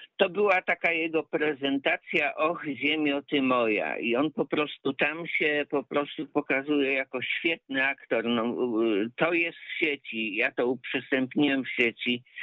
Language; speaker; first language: Polish; native; Polish